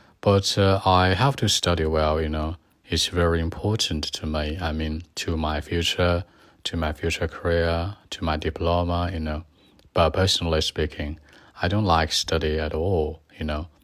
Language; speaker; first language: English; non-native, learner; Chinese